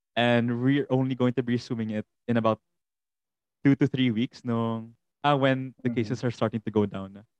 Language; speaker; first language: English; non-native, local second language; Hiligaynon